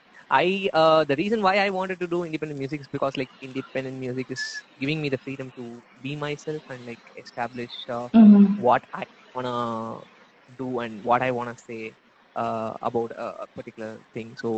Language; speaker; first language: English; non-native, local second language; Tamil